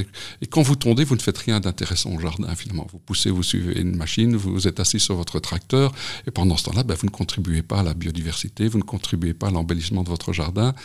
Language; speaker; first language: French; native; French